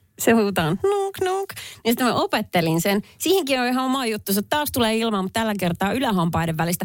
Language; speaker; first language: Finnish; native; Finnish